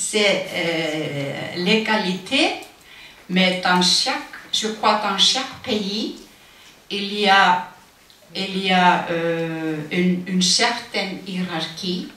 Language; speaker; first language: French; non-native, learner; Icelandic